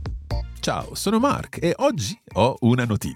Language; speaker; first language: Italian; non-native, fluent; English